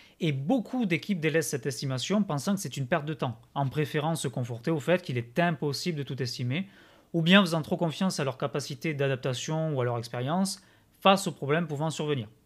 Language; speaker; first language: French; native; French